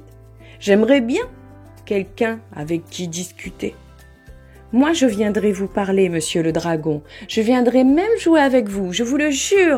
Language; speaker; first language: French; native; French